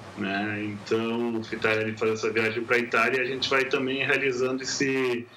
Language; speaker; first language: Portuguese; native; Portuguese